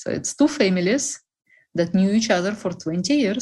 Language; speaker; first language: English; non-native, fluent; Russian